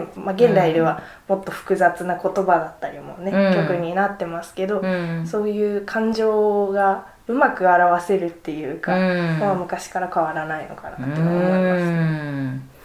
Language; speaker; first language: Japanese; native; Japanese